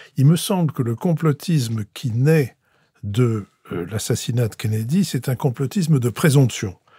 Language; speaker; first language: French; native; French